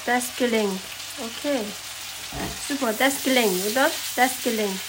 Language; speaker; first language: German; non-native, learner; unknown